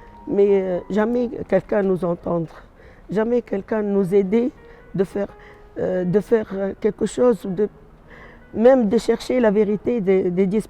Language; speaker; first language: French; non-native, local second language; Arabic